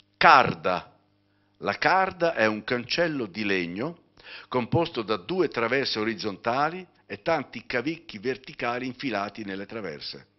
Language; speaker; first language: Italian; native; Italian